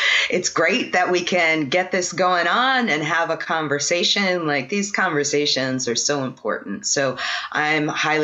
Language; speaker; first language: English; native; English